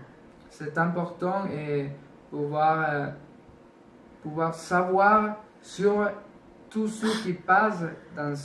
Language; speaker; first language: French; non-native, learner; Spanish